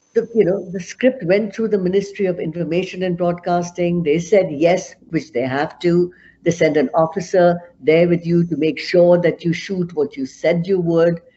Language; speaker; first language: English; non-native, local second language; Punjabi